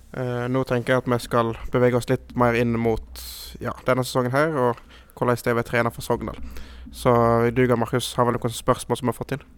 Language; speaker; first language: Norwegian; native; Norwegian